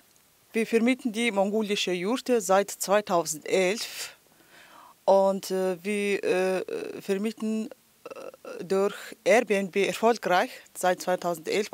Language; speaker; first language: German; non-native, learner; Mongolian